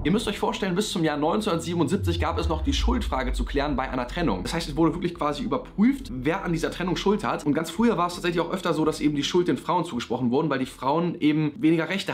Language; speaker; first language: German; native; German